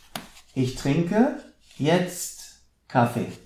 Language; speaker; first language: German; non-native, fluent; English